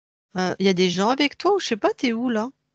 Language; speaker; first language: French; native; French